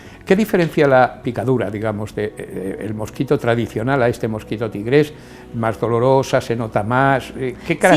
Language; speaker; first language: Spanish; native; Spanish